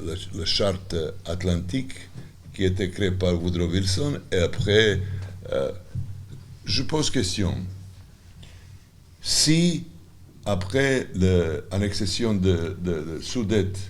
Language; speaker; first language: French; non-native, learner; Serbian